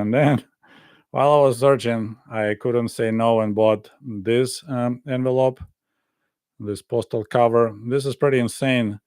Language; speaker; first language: English; non-native, fluent; Russian